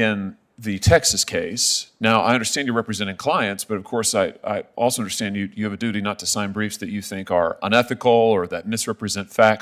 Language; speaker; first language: English; native; English